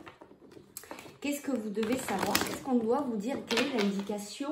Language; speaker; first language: French; native; French